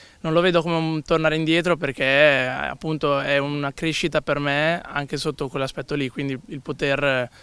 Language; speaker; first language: Italian; native; Italian